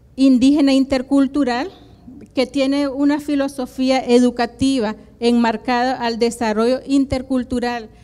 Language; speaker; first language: Spanish; native; Spanish